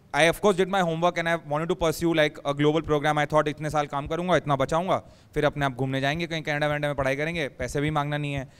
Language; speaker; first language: Hindi; native; Hindi